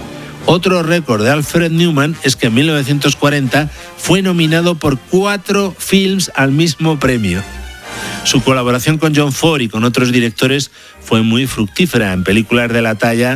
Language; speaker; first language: Spanish; native; Spanish